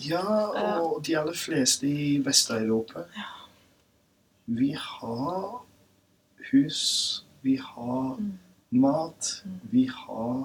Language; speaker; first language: Norwegian; non-native, fluent; English